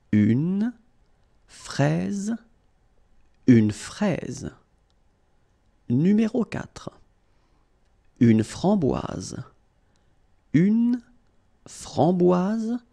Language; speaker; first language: French; native; French